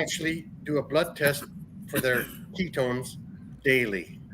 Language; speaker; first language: English; native; English